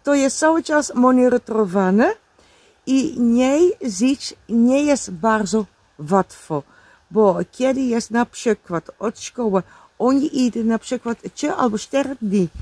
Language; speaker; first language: Polish; non-native, learner; Dutch